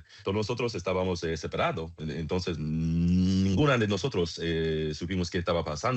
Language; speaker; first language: Spanish; non-native, learner; English